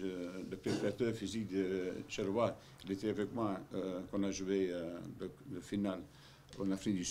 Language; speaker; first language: French; non-native, learner; Dutch